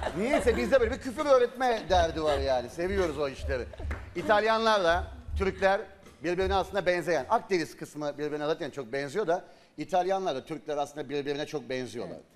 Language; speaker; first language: Turkish; native; Turkish